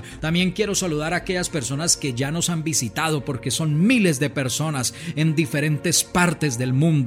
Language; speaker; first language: Spanish; native; Spanish